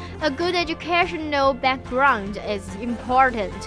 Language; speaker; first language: English; non-native, learner; Chinese